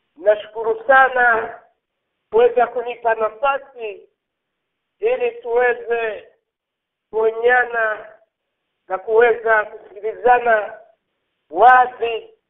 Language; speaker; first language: Swahili; non-native, local second language; Rundi